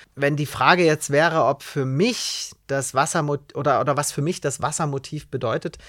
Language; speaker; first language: German; native; German